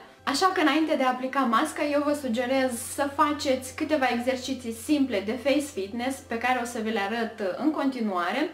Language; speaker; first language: Romanian; native; Romanian